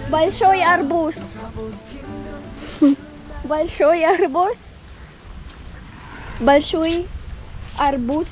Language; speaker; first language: Russian; non-native, learner; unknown